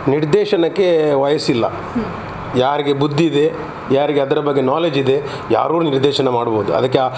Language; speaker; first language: Kannada; non-native, local second language; Tulu